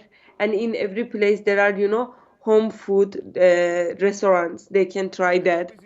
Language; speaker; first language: English; non-native, learner; Turkish